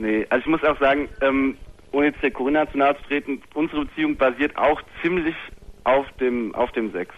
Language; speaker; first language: German; native; German